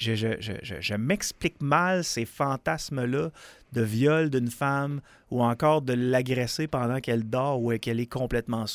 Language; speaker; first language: French; native; French